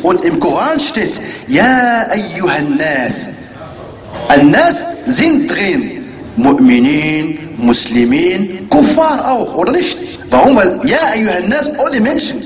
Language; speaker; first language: German; non-native, learner; Arabic